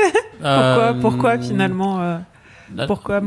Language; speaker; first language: French; native; French